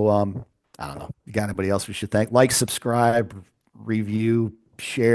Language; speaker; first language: English; native; English